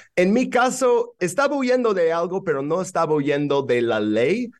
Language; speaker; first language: Spanish; non-native, fluent; English